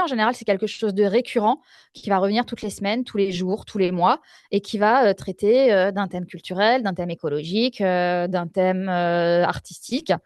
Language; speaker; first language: French; native; French